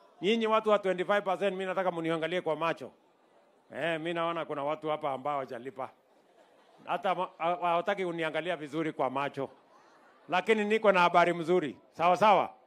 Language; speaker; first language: Swahili; non-native, local second language; Kalenjin